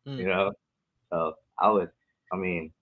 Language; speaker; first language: English; native; English